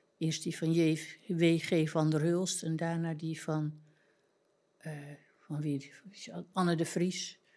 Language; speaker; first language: Dutch; native; Dutch